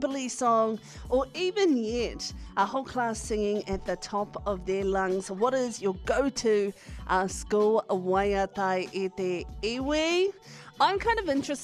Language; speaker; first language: English; native; English